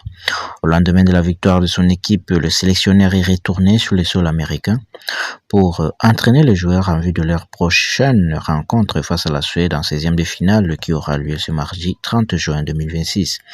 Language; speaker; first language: French; native; French